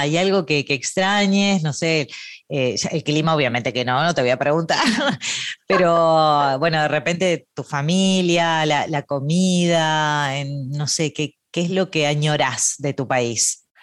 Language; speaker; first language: Spanish; native; Spanish